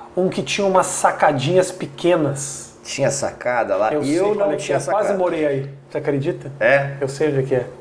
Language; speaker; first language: Portuguese; non-native, fluent; English